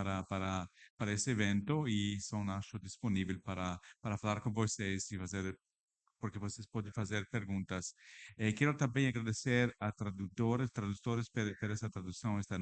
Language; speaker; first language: Portuguese; non-native, learner; English